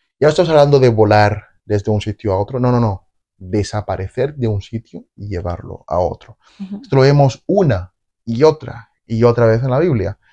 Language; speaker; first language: Spanish; native; Spanish